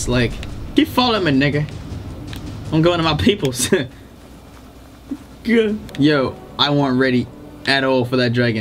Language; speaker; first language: English; native; English